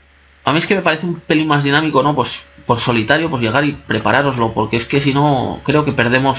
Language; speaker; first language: Spanish; native; Spanish